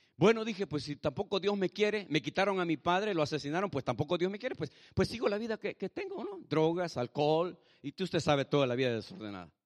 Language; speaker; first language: Spanish; native; Spanish